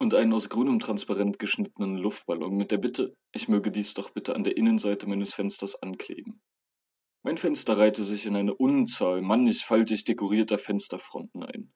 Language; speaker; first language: German; native; German